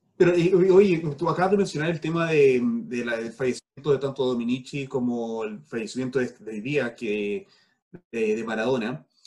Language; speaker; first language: Spanish; early bilingual, heritage; Spanish